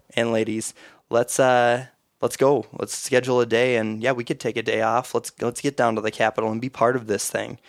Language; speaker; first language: English; native; English